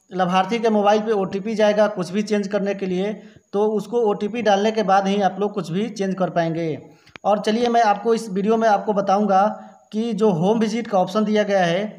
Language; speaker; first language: Hindi; native; Hindi